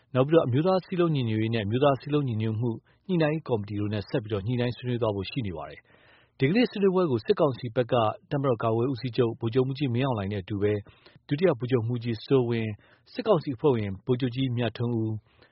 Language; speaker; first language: Burmese; native; Burmese